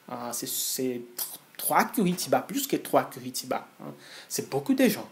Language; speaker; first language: French; non-native, fluent; Portuguese